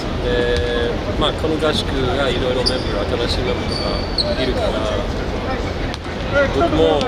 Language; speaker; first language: Japanese; non-native, fluent; English